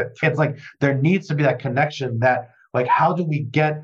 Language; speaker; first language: English; native; English